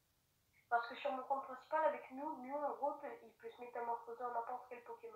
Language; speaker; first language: French; native; French